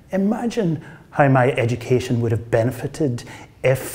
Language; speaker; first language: English; native; English